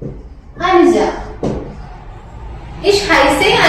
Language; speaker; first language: German; non-native, fluent; Malayalam